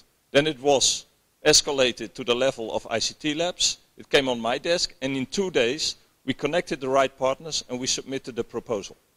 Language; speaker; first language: English; non-native, fluent; Dutch